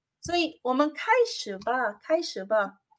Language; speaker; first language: Chinese; non-native, learner; Spanish